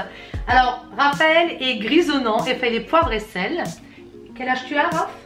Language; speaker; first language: French; native; French